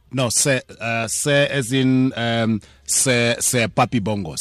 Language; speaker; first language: French; non-native, learner; Tswana